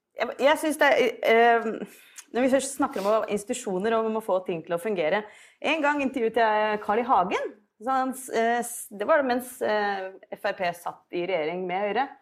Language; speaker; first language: Norwegian; native; Norwegian